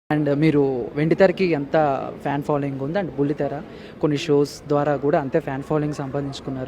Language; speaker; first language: Telugu; native; Telugu